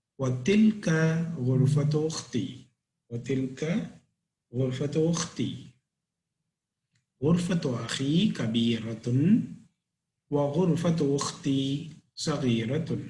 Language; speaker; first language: Arabic; non-native, fluent; Tamil